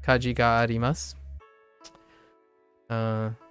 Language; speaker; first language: Japanese; non-native, learner; English